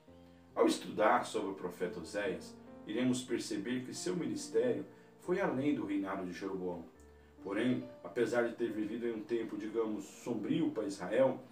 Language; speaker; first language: Portuguese; native; Portuguese